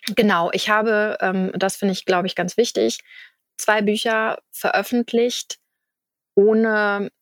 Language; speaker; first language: German; native; German